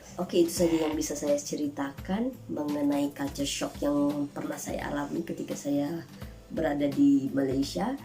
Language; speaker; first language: Indonesian; native; Indonesian